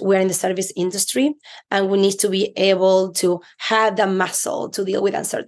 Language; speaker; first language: English; non-native, fluent; Spanish